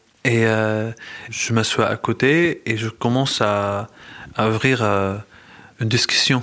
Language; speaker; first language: French; non-native, fluent; Arabic